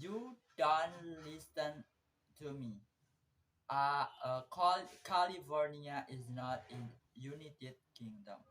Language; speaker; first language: English; non-native, learner; Indonesian